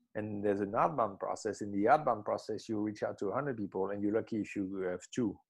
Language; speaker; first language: English; non-native, fluent; French